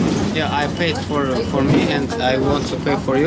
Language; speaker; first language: English; non-native, learner; Kazakh